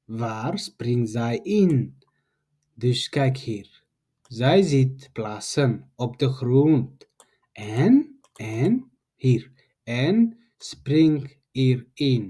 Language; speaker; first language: Dutch; non-native, learner; Tigrinya